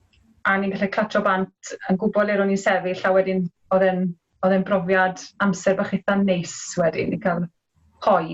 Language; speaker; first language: Welsh; native; Welsh